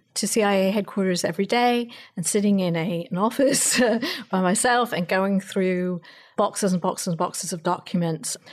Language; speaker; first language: English; native; English